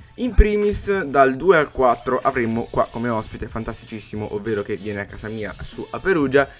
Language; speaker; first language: Italian; native; Italian